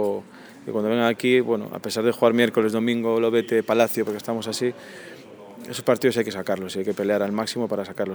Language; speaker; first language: Spanish; native; Spanish